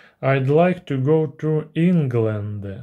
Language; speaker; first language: English; non-native, learner; Russian